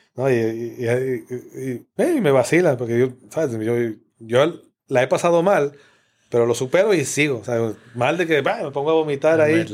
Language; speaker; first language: Spanish; native; Spanish